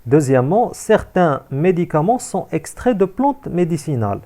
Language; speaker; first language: French; non-native, local second language; Arabic